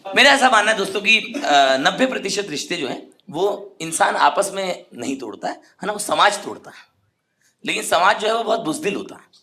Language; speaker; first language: Hindi; native; Hindi